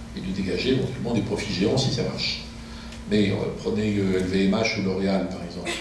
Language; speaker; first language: French; native; French